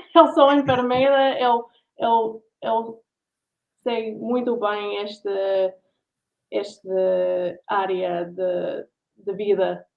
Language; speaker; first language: Portuguese; non-native, learner; English